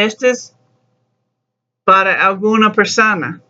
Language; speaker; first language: Spanish; non-native, learner; English